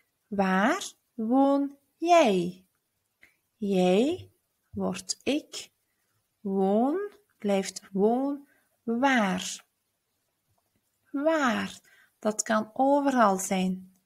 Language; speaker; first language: Dutch; early bilingual, other home language; Turkish